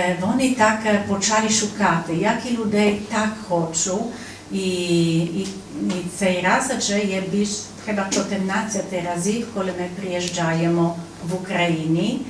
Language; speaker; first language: Ukrainian; non-native, learner; Polish